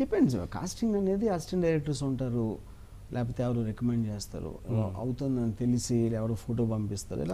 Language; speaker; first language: Telugu; native; Telugu